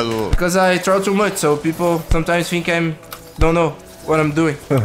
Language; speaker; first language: English; non-native, learner; Portuguese